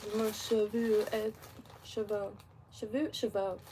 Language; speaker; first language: French; non-native, learner; English